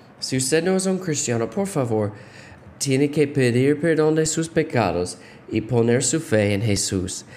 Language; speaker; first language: Spanish; non-native, fluent; English